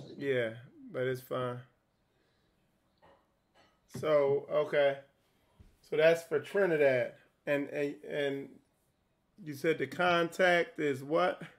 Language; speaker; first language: English; native; English